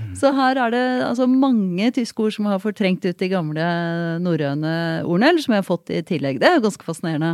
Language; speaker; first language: Norwegian; native; Norwegian